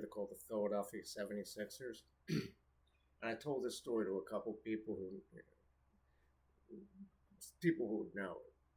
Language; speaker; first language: English; native; English